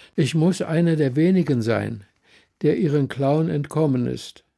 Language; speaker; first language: German; native; German